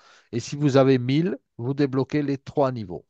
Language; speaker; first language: French; native; French